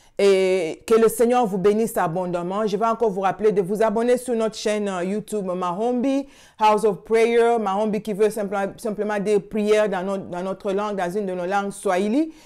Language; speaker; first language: French; non-native, local second language; Swahili